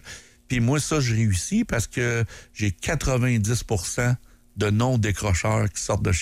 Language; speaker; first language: French; native; French